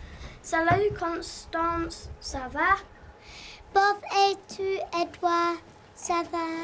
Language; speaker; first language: French; non-native, learner; English